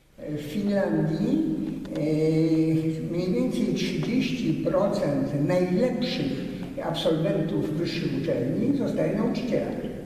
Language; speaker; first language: Polish; early bilingual, heritage; Polish